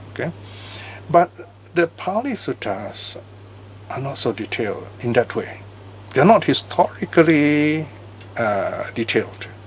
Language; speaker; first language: English; native; English